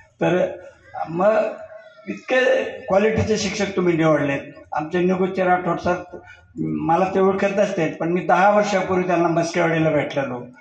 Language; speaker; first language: Marathi; native; Marathi